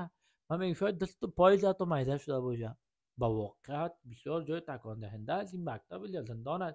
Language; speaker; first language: Persian; native; Persian